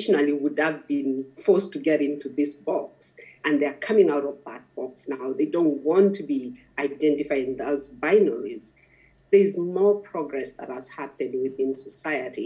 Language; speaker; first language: English; non-native, local second language; Masai